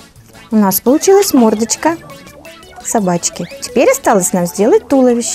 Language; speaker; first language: Russian; native; Russian